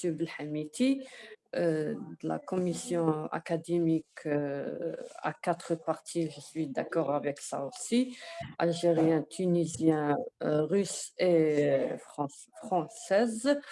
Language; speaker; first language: French; non-native, local second language; Arabic